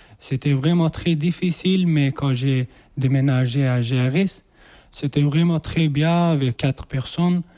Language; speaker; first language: French; non-native, learner; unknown